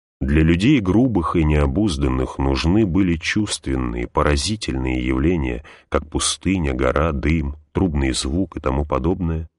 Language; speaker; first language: Russian; native; Russian